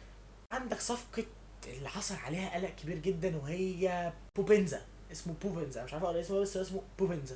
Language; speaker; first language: Arabic; native; Arabic